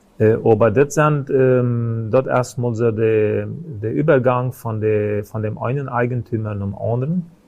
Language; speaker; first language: German; non-native, local second language; Plautdietsch